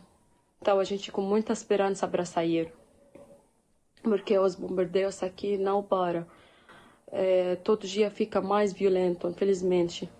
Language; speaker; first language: Portuguese; non-native, learner; Arabic